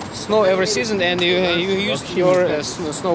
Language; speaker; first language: English; non-native, learner; Kazakh